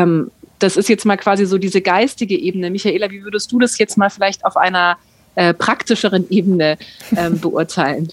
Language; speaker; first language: German; native; German